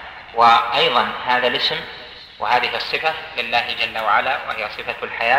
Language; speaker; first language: Arabic; native; Arabic